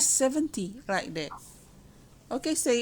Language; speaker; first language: English; non-native, learner; Indonesian